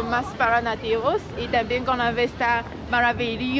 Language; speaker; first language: Spanish; non-native, fluent; Chinese